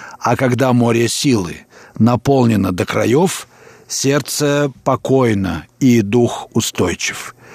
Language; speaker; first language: Russian; native; Russian